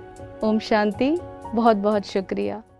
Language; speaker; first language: Hindi; native; Hindi